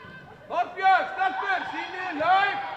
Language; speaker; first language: Icelandic; non-native, learner; Swedish